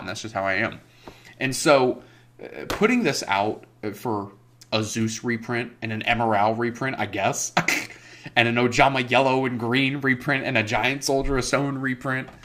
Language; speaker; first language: English; native; English